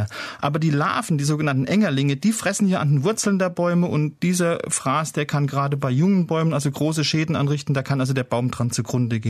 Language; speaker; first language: German; native; German